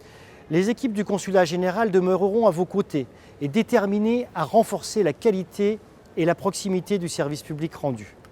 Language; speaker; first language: French; native; French